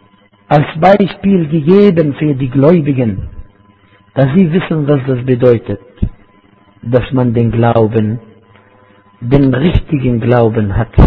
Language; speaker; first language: German; non-native, fluent; Arabic